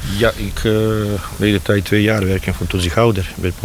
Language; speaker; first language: Dutch; non-native, learner; Bosnian